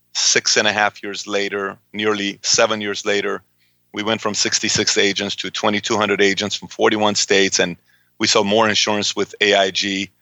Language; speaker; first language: English; early bilingual, other home language; Persian